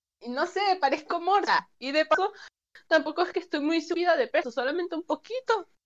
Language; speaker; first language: Spanish; native; Spanish